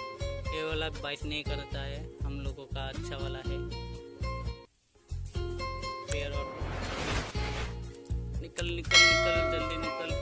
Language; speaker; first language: Hindi; non-native, local second language; Assamese